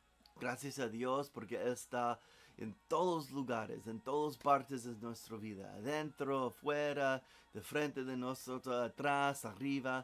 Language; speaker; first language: Spanish; non-native, learner; English